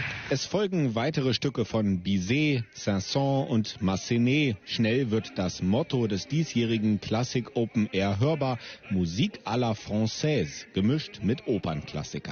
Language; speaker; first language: German; native; German